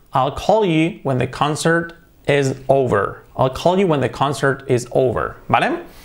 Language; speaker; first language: English; non-native, fluent; Spanish